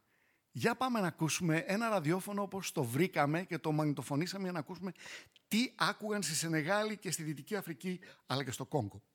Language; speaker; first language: Greek; native; Greek